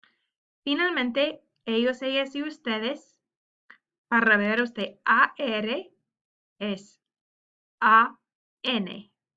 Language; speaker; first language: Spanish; non-native, learner; English